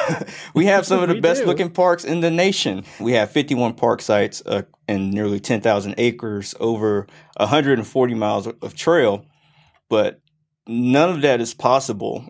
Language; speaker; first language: English; native; English